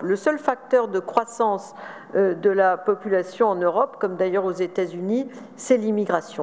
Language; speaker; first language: French; native; French